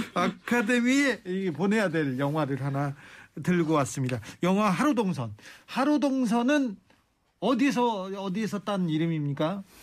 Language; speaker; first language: Korean; native; Korean